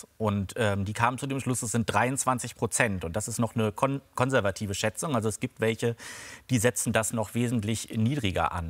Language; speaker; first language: German; native; German